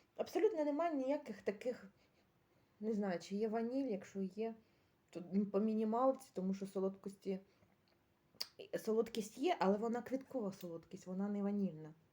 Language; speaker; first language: Ukrainian; native; Ukrainian